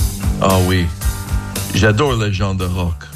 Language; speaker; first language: French; non-native, learner; English